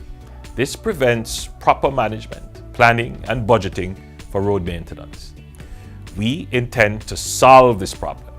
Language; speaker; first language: English; native; English